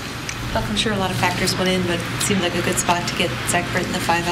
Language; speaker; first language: English; native; English